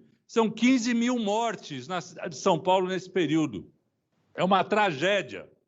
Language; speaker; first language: Portuguese; native; Portuguese